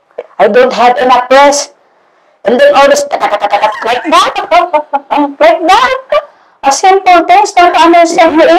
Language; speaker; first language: English; non-native, learner; Indonesian